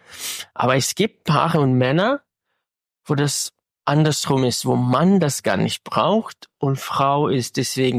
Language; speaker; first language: German; non-native, fluent; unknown